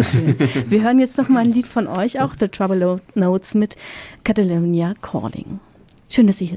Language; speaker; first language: German; native; German